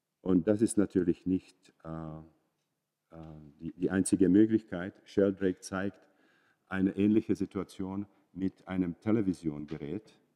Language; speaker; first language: German; non-native, fluent; Czech